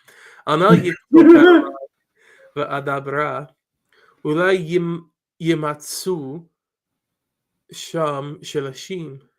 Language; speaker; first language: Hebrew; non-native, learner; English